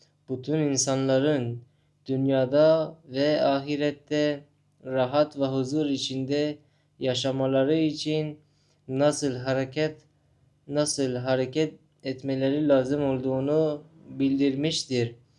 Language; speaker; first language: Turkish; non-native, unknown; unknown